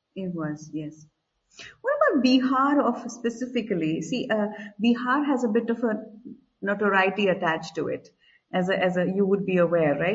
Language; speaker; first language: English; non-native, local second language; Hindi